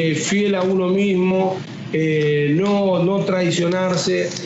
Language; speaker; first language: Spanish; native; Spanish